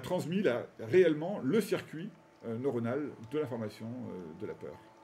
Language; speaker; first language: French; native; French